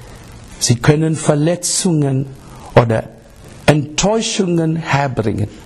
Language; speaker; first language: German; non-native, learner; English